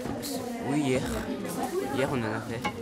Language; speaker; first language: French; non-native, local second language; Mongolian